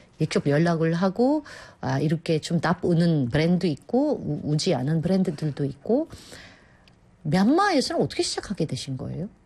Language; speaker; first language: Korean; non-native, fluent; Filipino